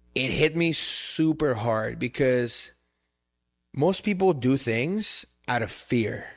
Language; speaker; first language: English; non-native, fluent; Spanish